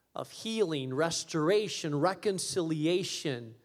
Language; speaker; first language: English; early bilingual, other home language; Spanish